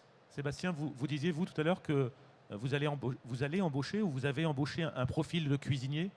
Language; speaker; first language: French; native; French